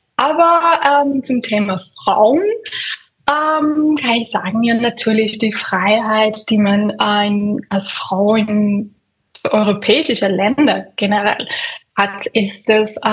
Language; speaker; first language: German; non-native, fluent; Persian